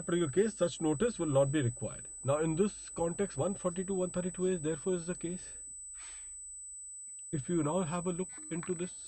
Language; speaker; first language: English; non-native, local second language; Hindi